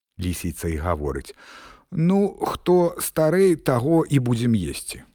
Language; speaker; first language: Belarusian; native; Belarusian